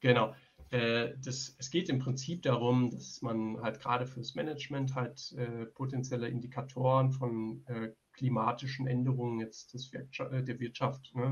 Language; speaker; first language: German; native; German